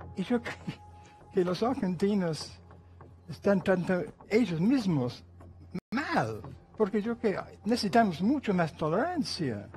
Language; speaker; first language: Spanish; non-native, fluent; English